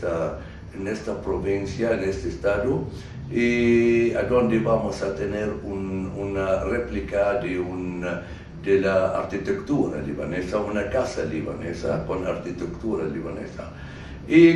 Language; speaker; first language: Spanish; non-native, fluent; Arabic